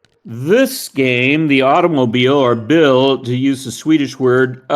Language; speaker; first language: English; native; English